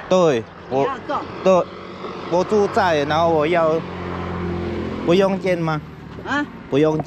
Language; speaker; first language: Chinese; non-native, learner; Filipino